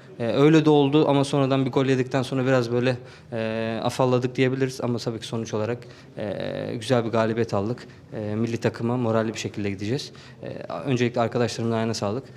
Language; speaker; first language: Turkish; native; Turkish